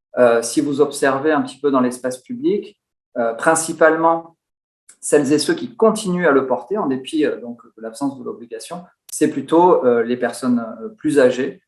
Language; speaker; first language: French; native; French